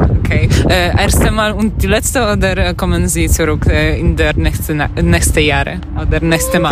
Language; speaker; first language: German; non-native, learner; Polish